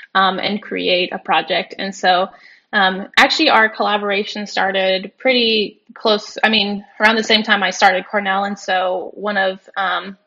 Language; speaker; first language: English; native; English